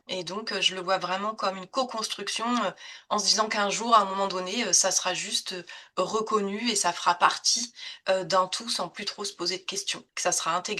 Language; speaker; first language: French; native; French